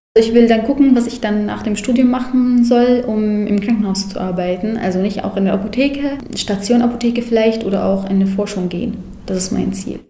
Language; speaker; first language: German; non-native, fluent; Arabic